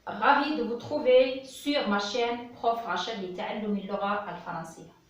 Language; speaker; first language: French; non-native, local second language; Arabic